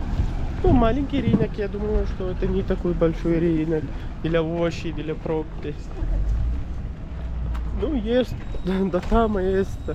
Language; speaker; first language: Russian; non-native, learner; Urdu